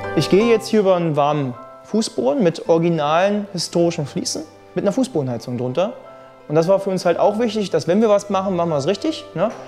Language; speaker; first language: German; native; German